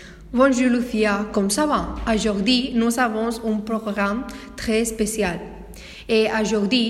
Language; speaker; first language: French; non-native, learner; Spanish